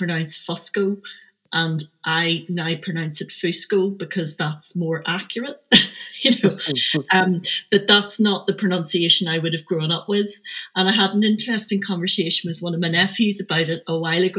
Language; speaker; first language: English; native; English